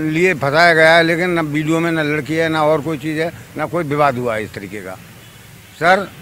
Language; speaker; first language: Hindi; native; Hindi